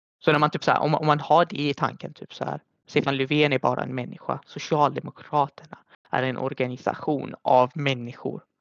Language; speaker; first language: Swedish; early bilingual, other home language; Arabic